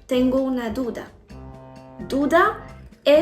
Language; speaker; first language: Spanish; non-native, fluent; French